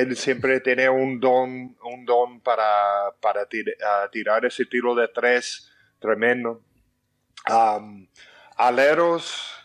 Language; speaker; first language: Spanish; early bilingual, heritage; English